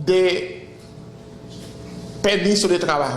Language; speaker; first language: Spanish; non-native, fluent; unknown